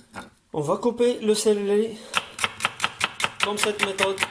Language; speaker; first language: French; non-native, learner; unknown